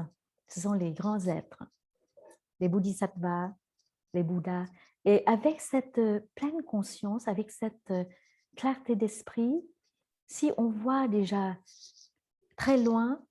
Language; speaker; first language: French; non-native, fluent; Vietnamese